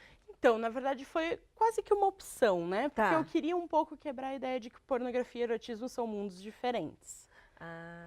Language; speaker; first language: Portuguese; native; Portuguese